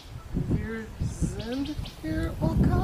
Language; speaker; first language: German; non-native, learner; English